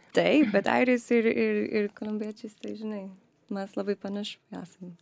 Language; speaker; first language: Lithuanian; early bilingual, other home language; English